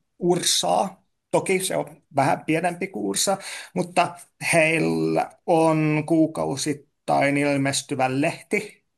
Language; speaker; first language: Finnish; non-native, fluent; Hungarian